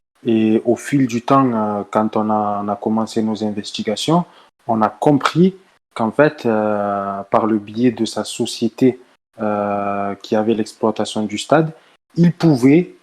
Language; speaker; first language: French; native; French